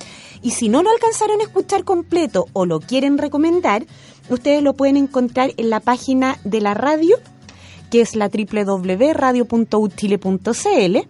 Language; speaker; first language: Spanish; native; Spanish